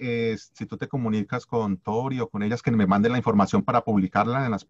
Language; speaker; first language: Spanish; native; Spanish